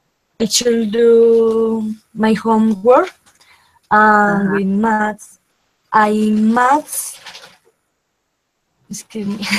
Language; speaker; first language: English; non-native, learner; Spanish